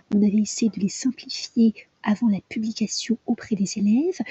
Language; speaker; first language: French; native; French